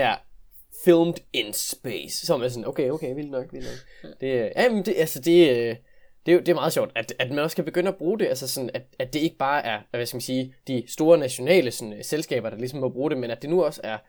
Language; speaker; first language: Danish; native; Danish